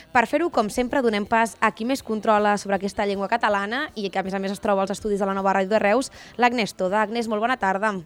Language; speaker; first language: Catalan; native; Catalan